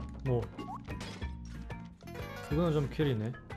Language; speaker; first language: Korean; non-native, fluent; German